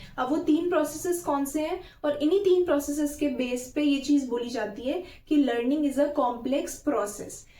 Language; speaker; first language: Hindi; native; Hindi